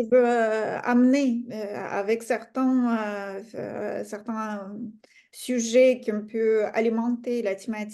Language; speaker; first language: French; non-native, fluent; Russian